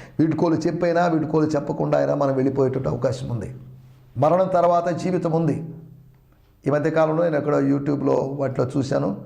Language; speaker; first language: Telugu; non-native, local second language; Malayalam